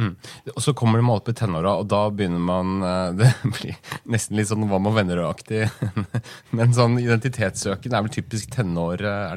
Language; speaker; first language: Norwegian; native; Norwegian